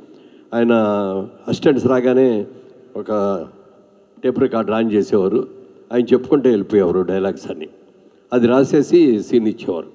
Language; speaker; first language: Telugu; native; Telugu